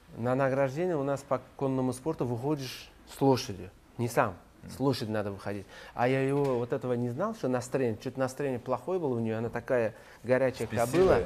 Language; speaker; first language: Russian; non-native, local second language; Uzbek